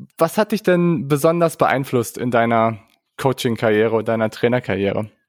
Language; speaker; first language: German; native; German